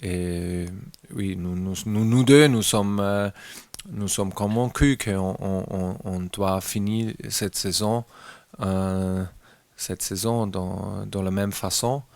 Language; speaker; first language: French; non-native, learner; German